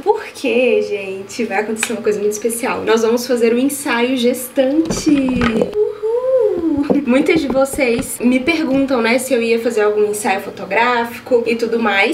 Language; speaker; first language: Portuguese; native; Portuguese